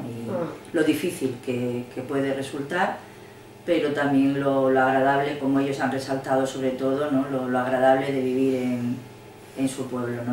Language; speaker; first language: Spanish; native; Spanish